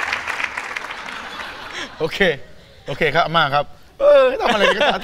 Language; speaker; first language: Thai; native; Thai